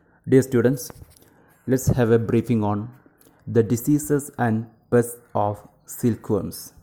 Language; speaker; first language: English; non-native, local second language; Malayalam